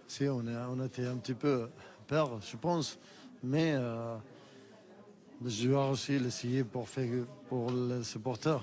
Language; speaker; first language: French; non-native, learner; Arabic